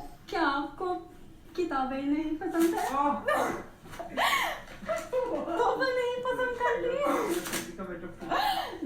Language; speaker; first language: Hindi; non-native, learner; English